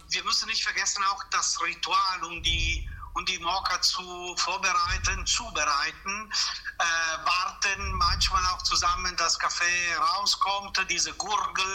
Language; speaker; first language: German; non-native, fluent; Italian